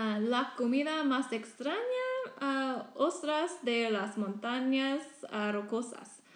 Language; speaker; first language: Spanish; non-native, learner; English